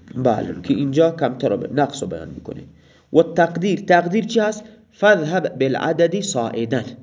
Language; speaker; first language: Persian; non-native, local second language; Baluchi